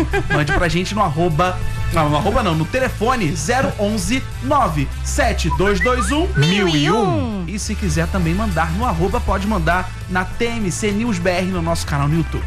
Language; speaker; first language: Portuguese; native; Portuguese